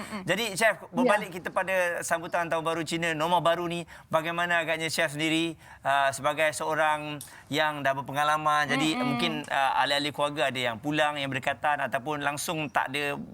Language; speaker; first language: Malay; native; Malay